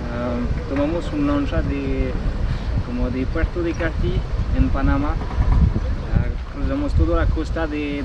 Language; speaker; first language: Spanish; non-native, learner; French